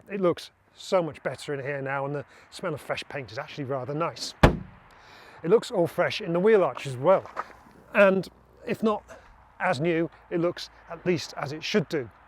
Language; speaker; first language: English; native; English